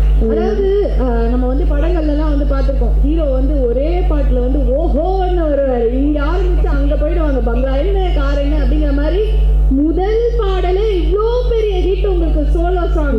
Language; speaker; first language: Tamil; native; Tamil